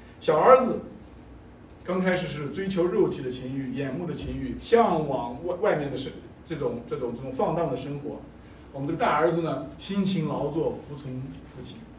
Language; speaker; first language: Chinese; native; Chinese